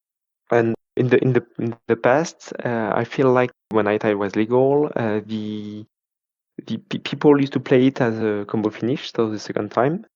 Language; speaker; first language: English; non-native, fluent; French